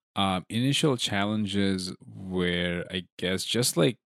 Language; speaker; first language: English; non-native, local second language; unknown